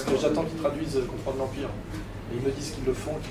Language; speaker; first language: French; native; French